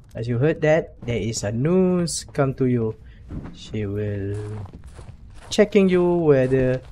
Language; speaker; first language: English; non-native, local second language; Malay